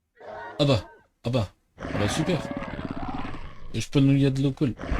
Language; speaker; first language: French; native; French